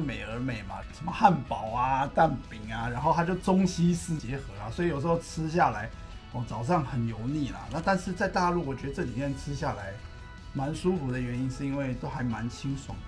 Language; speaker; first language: Chinese; native; Chinese